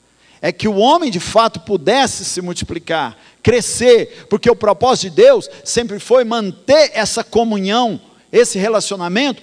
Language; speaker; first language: Portuguese; native; Portuguese